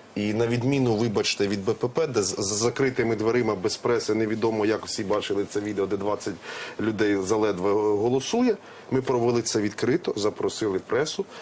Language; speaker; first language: Ukrainian; native; Ukrainian